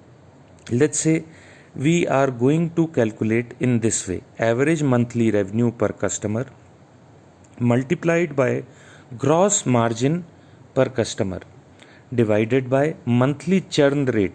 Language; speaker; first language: English; non-native, local second language; Hindi